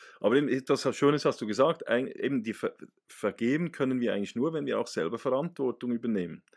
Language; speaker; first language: German; native; German